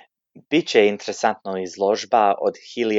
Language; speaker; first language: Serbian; early bilingual, heritage; Serbian